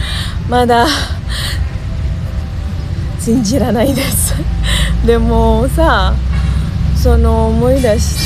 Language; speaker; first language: Japanese; non-native, learner; Indonesian